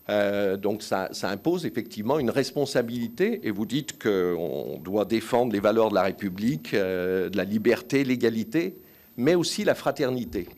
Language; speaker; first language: French; native; French